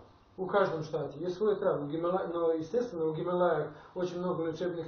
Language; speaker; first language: Russian; non-native, fluent; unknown